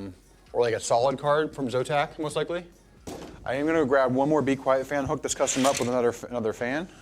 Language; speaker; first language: English; native; English